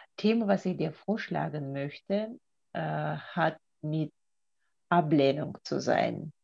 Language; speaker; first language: German; non-native, fluent; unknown